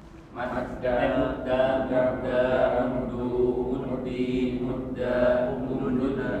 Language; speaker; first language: Arabic; non-native, learner; Indonesian